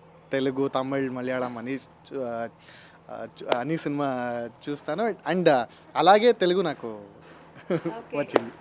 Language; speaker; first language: Telugu; non-native, learner; Kannada